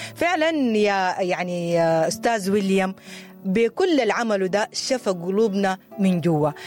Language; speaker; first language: Arabic; native; Arabic